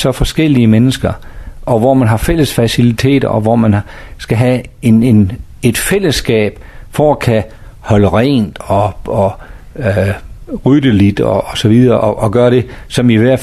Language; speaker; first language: Danish; native; Danish